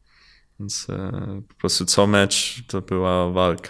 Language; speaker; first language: Polish; early bilingual, heritage; Polish